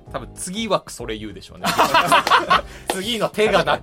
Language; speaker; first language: Japanese; native; Japanese